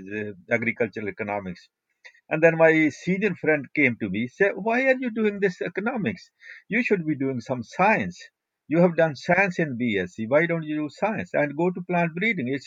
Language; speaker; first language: English; non-native, local second language; Punjabi